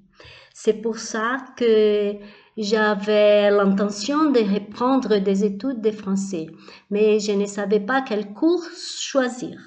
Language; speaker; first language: French; non-native, learner; Portuguese